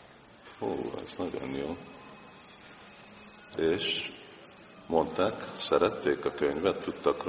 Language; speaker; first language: Hungarian; non-native, fluent; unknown